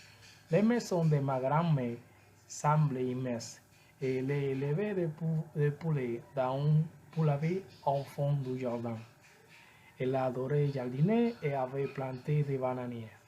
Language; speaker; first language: French; non-native, learner; Spanish